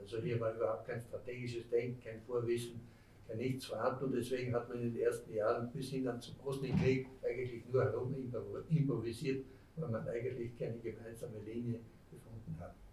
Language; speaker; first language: German; native; German